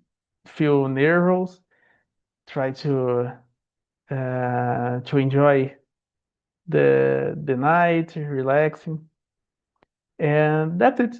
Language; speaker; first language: English; non-native, learner; Portuguese